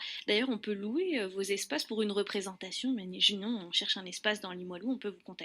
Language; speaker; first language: French; native; French